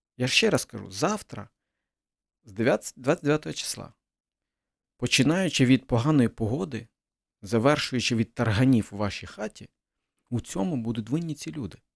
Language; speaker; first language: Ukrainian; early bilingual, other home language; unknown